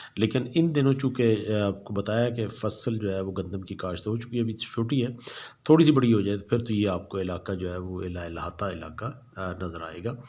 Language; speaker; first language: Urdu; non-native, local second language; Punjabi